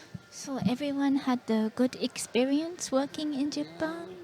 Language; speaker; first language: English; non-native, fluent; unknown